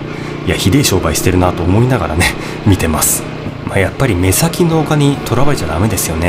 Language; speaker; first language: Japanese; native; Japanese